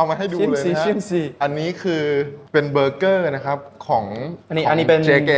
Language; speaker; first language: Thai; native; Thai